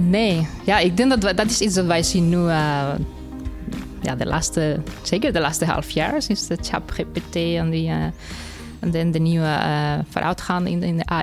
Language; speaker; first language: Dutch; non-native, fluent; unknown